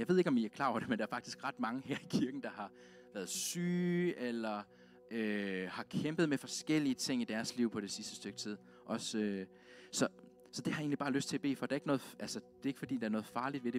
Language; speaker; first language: Danish; native; Danish